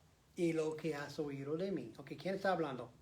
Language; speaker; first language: Spanish; non-native, fluent; English